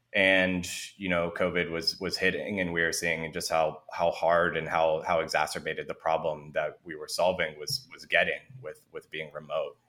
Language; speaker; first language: English; native; English